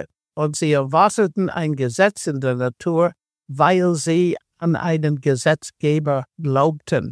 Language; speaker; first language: German; non-native, fluent; English